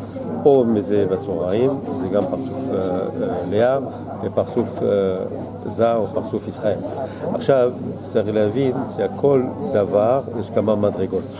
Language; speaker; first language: Hebrew; non-native, fluent; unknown